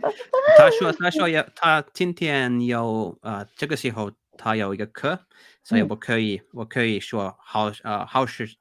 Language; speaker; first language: Chinese; non-native, learner; Finnish